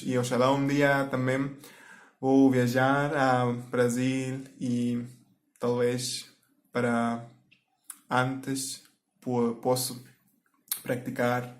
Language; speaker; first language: Portuguese; non-native, learner; Turkish